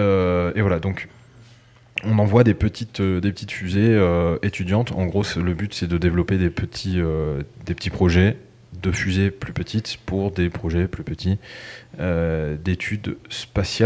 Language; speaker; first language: French; native; French